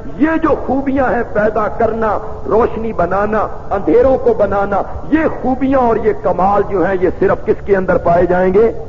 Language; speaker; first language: Urdu; non-native, local second language; Punjabi